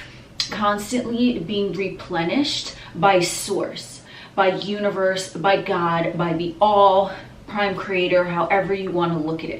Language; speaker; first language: English; native; English